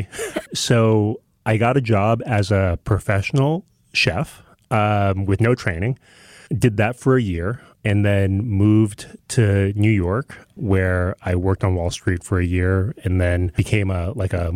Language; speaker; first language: English; early bilingual, other home language; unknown